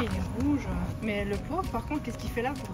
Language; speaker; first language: French; native; French